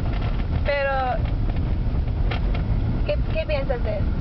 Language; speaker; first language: Spanish; non-native, learner; English